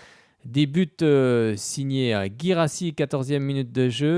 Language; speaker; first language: French; native; French